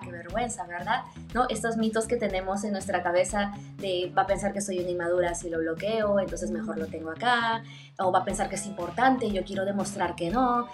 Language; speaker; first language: Spanish; native; Spanish